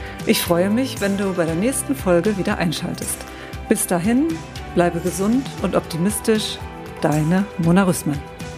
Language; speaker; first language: German; native; German